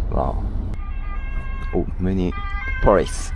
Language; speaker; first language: English; non-native, learner; Japanese